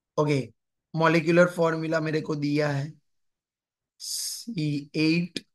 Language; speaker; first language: Hindi; non-native, local second language; Gujarati